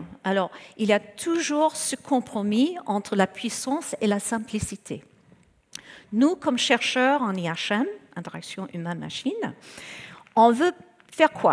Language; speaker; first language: French; non-native, fluent; English